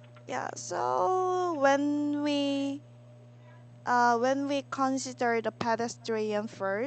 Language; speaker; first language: English; non-native, learner; Korean